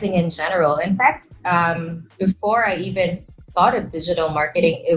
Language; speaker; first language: English; non-native, local second language; Filipino